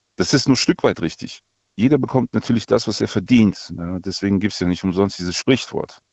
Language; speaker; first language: German; non-native, fluent; Russian